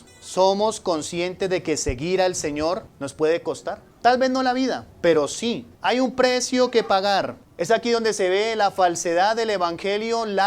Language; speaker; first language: Spanish; native; Spanish